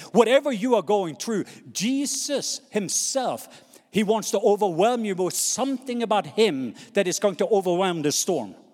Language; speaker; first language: English; non-native, fluent; Norwegian